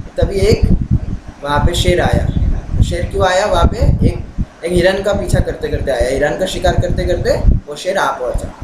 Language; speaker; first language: Hindi; non-native, local second language; Bangla